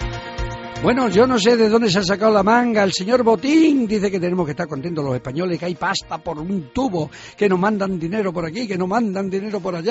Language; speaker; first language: Spanish; native; Spanish